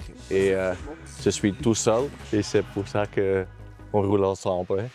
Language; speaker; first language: French; non-native, local second language; Dutch